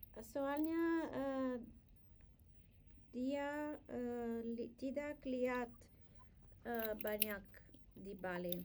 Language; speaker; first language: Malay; non-native, learner; English